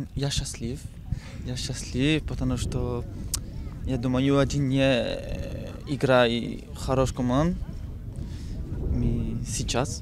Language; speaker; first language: Russian; non-native, learner; French